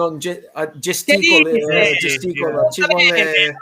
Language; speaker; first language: Italian; non-native, learner; English